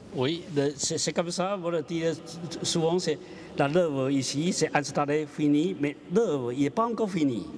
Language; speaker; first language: French; non-native, learner; Chinese